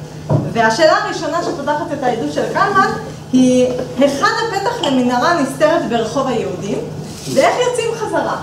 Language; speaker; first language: Hebrew; native; Hebrew